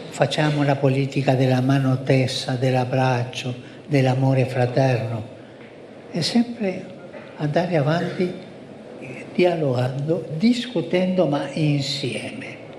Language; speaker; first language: Italian; non-native, fluent; Spanish